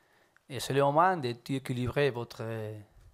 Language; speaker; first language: French; non-native, fluent; Spanish